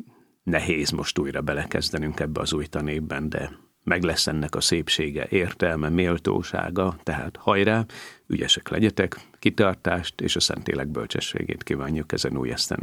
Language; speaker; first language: Hungarian; native; Hungarian